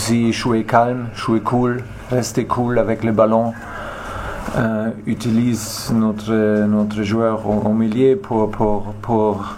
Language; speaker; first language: French; non-native, learner; German